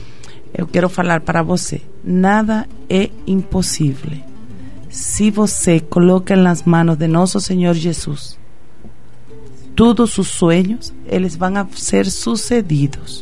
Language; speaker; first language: Portuguese; non-native, fluent; Spanish